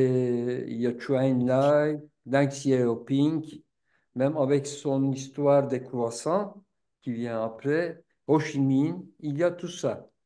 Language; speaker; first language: French; non-native, fluent; Turkish